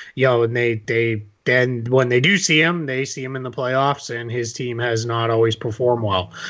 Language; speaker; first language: English; native; English